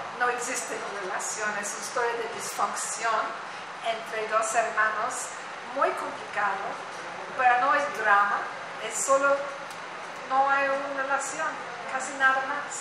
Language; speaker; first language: Spanish; non-native, learner; English